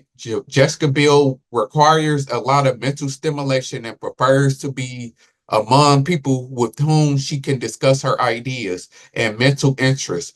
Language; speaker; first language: English; native; English